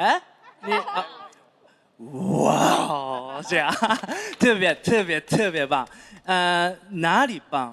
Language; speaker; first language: Chinese; non-native, fluent; Japanese